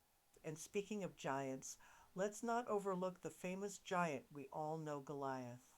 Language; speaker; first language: English; native; English